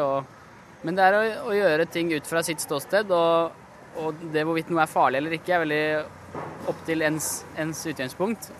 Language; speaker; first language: Norwegian; native; Norwegian